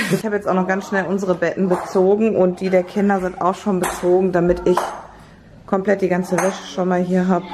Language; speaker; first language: German; native; German